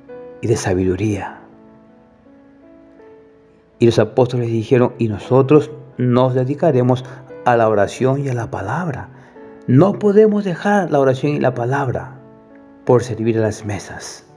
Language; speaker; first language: Spanish; native; Spanish